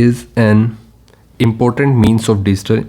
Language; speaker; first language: Hindi; native; Hindi